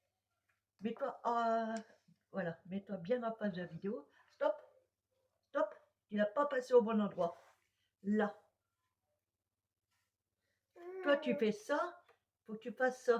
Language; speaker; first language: French; native; French